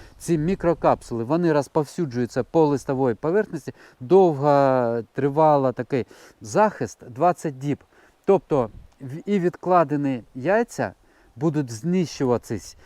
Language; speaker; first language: Ukrainian; non-native, local second language; Russian